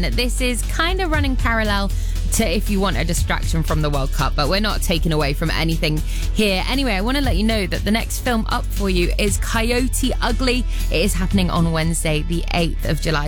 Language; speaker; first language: English; native; English